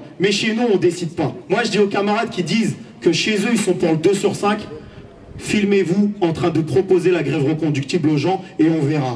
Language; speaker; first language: French; native; French